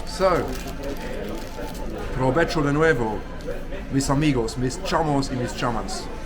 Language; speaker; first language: Spanish; non-native, learner; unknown